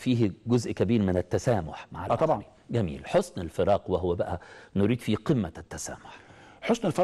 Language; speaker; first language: Arabic; native; Arabic